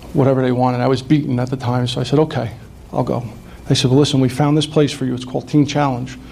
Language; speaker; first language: English; native; English